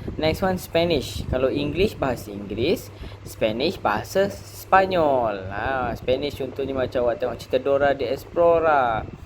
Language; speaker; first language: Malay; native; Malay